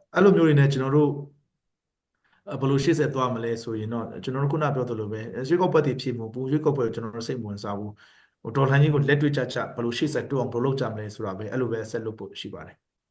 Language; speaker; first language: Burmese; non-native, local second language; Hakha Chin